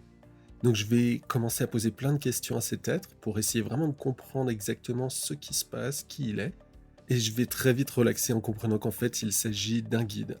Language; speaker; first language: French; native; French